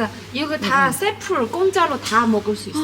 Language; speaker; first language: Korean; non-native, fluent; Chinese